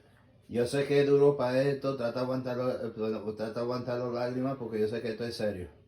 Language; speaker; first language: Spanish; early bilingual, heritage; English